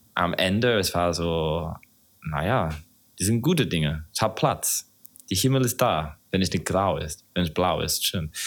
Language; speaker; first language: German; non-native, fluent; English